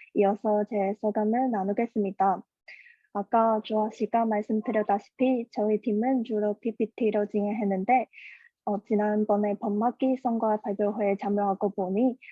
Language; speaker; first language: Korean; non-native, fluent; Chinese